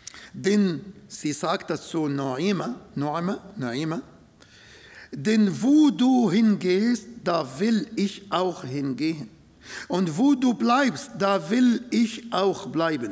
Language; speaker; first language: German; non-native, fluent; Arabic